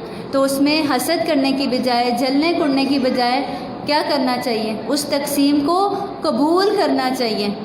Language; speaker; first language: Urdu; native; Urdu